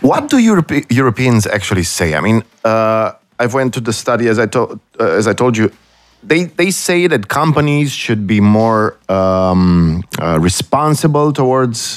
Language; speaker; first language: English; non-native, fluent; Romanian